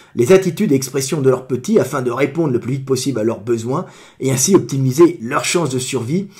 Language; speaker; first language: French; native; French